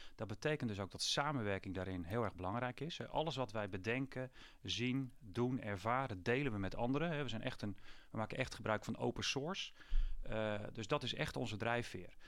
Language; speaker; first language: Dutch; native; Dutch